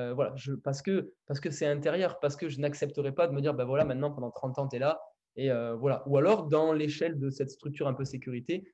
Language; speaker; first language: French; native; French